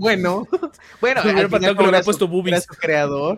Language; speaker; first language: Spanish; native; Spanish